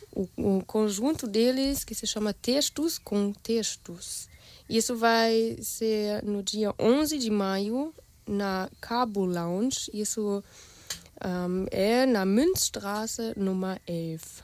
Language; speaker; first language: Portuguese; non-native, fluent; German